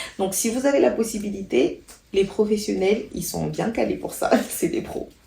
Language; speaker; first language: French; non-native, local second language; Malagasy